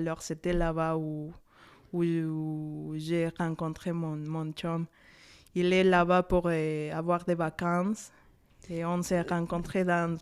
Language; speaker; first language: French; non-native, fluent; Spanish